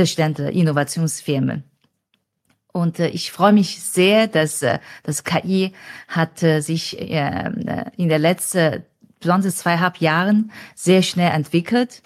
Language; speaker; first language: German; non-native, fluent; Chinese